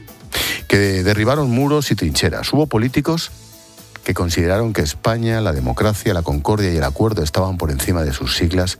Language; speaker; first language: Spanish; native; Spanish